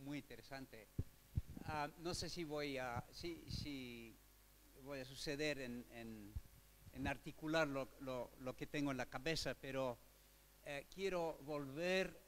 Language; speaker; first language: Spanish; non-native, fluent; French